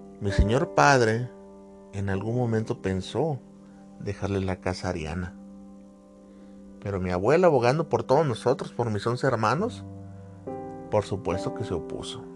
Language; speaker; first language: Spanish; native; Spanish